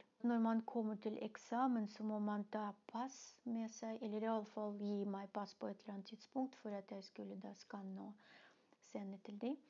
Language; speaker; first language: Norwegian; non-native, fluent; Russian